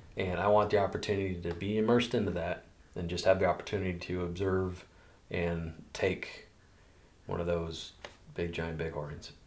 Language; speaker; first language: English; native; English